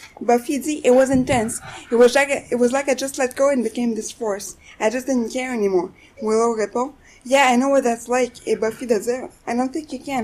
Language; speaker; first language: English; non-native, fluent; French